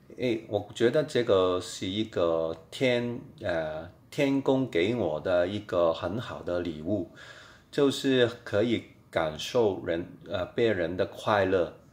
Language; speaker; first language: Chinese; non-native, fluent; Cantonese